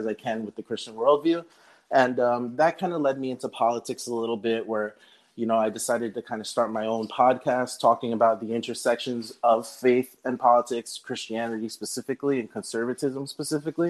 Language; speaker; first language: English; native; English